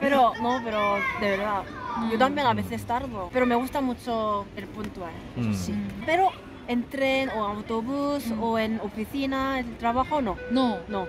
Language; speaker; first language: Spanish; non-native, fluent; Korean